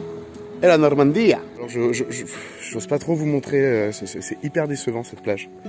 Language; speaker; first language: French; native; French